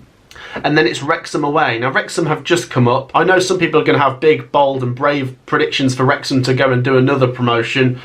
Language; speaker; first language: English; native; English